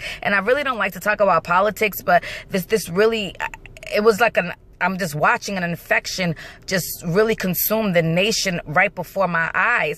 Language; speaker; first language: English; native; English